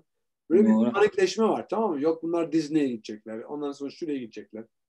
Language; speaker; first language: Turkish; early bilingual, heritage; Turkish